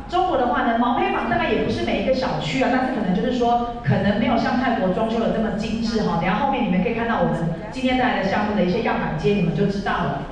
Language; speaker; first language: Chinese; native; Chinese